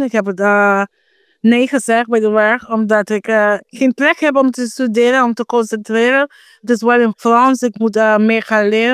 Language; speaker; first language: Dutch; non-native, fluent; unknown